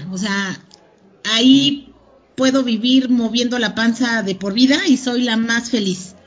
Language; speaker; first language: Spanish; native; Spanish